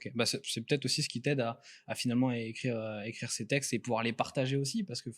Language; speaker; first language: French; native; French